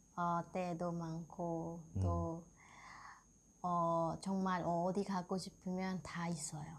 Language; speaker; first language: Korean; non-native, learner; Khmer